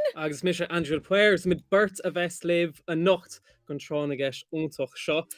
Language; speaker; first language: Irish; non-native, local second language; English